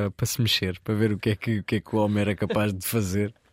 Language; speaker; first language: Portuguese; native; Portuguese